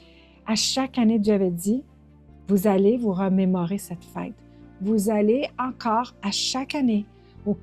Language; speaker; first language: French; native; French